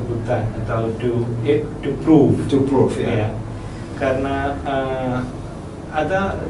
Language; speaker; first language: Indonesian; non-native, learner; Malayalam